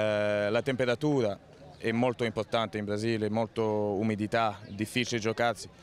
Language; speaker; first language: Italian; early bilingual, heritage; Italian